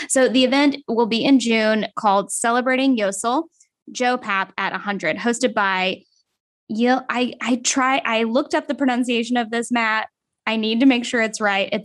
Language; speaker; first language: English; native; English